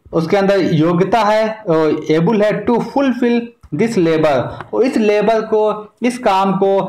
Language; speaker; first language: Hindi; native; Hindi